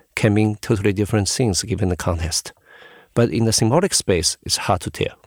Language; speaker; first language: English; non-native, fluent; Chinese